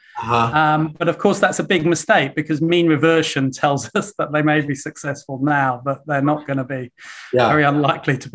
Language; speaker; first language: English; native; English